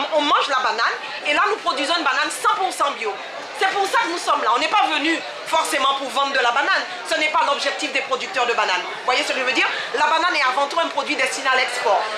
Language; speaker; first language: French; native; French